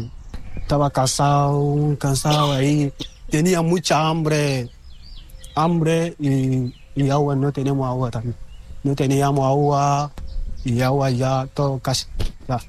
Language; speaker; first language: Spanish; non-native, learner; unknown